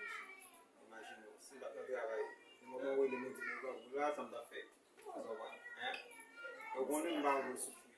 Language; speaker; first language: French; non-native, learner; Haitian Creole